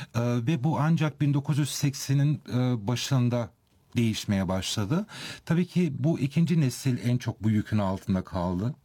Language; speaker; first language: Turkish; early bilingual, heritage; Turkish